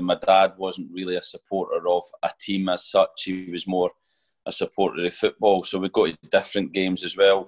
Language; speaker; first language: English; native; English